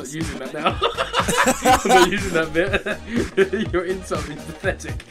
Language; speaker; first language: English; native; English